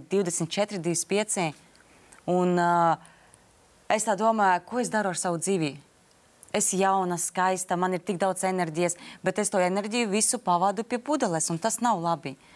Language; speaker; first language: Latvian; non-native, local second language; Russian